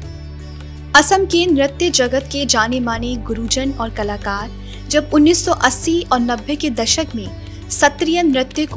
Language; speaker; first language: Hindi; native; Hindi